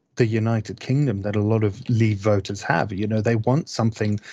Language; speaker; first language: English; native; English